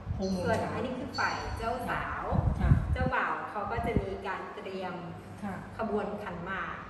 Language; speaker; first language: Thai; native; Thai